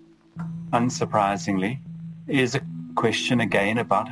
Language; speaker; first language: English; native; English